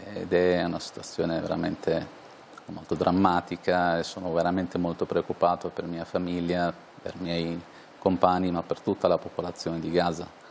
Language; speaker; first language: Italian; non-native, fluent; Arabic